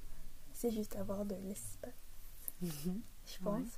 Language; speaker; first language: French; early bilingual, heritage; English